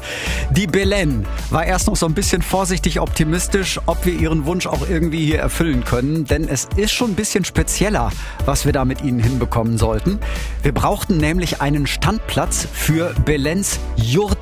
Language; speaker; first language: German; native; German